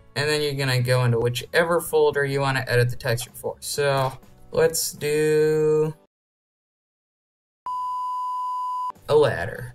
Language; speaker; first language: English; native; English